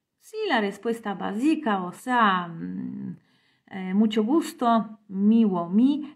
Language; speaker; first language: Spanish; non-native, fluent; Polish